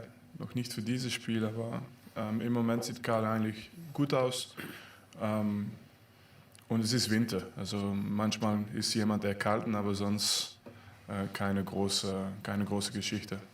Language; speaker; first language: German; non-native, fluent; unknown